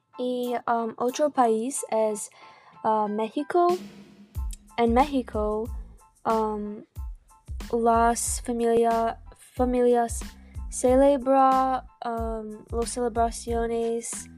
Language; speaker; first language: Spanish; non-native, learner; English